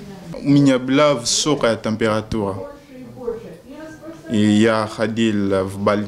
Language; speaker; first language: Russian; non-native, learner; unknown